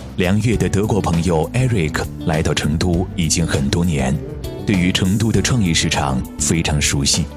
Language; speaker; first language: Chinese; native; Chinese